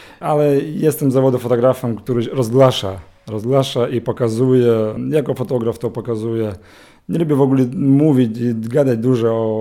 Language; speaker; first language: Polish; non-native, learner; Ukrainian